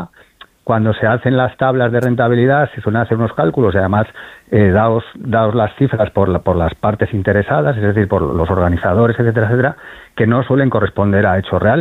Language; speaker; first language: Spanish; native; Spanish